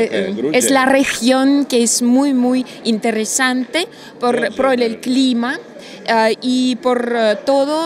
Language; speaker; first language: Spanish; non-native, learner; Russian